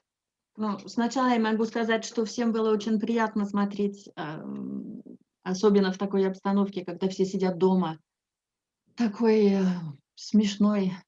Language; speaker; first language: Russian; non-native, fluent; French